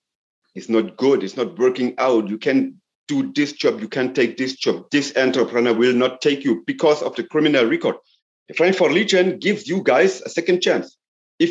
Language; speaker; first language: English; non-native, fluent; German